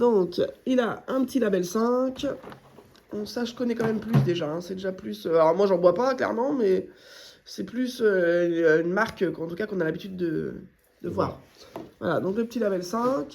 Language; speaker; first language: French; native; French